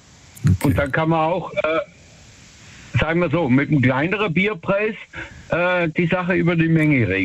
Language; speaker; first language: German; native; German